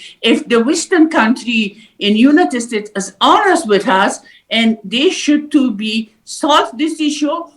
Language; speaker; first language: English; non-native, learner; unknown